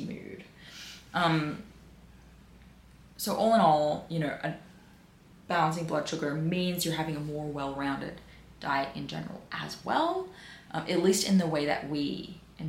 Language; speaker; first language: English; native; English